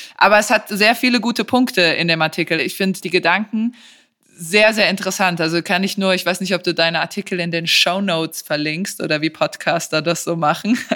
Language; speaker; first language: German; early bilingual, other home language; Serbian